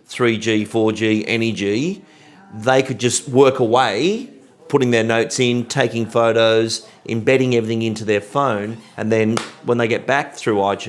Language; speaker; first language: English; native; English